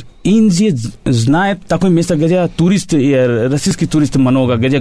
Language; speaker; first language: Russian; non-native, learner; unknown